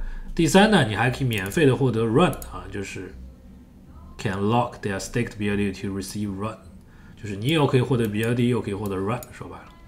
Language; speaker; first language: Chinese; native; Chinese